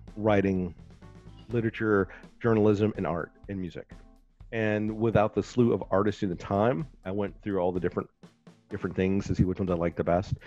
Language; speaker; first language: English; native; English